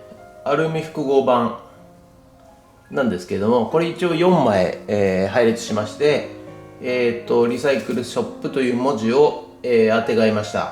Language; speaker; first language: Japanese; native; Japanese